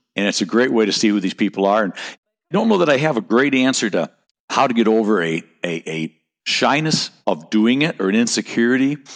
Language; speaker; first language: English; native; English